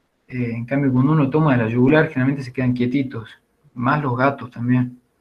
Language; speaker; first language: Spanish; native; Spanish